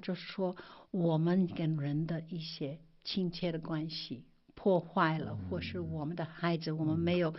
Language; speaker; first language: Chinese; non-native, fluent; English